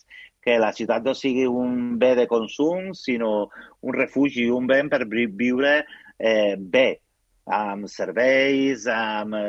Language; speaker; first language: Catalan; non-native, local second language; Spanish